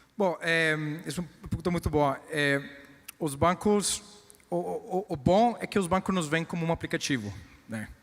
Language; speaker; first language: Portuguese; non-native, fluent; Spanish